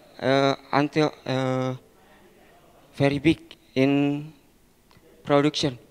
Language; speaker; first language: English; non-native, learner; Indonesian